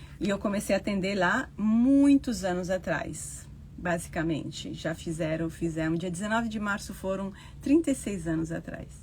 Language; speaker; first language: Portuguese; non-native, fluent; Italian